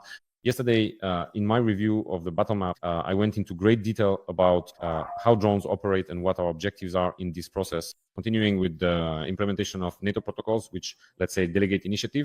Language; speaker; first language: English; non-native, fluent; Ukrainian